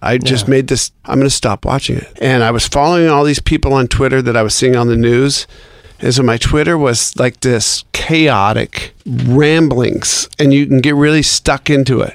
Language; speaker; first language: English; native; English